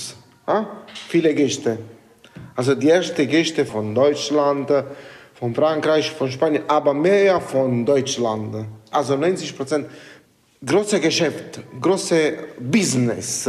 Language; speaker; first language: German; non-native, learner; Italian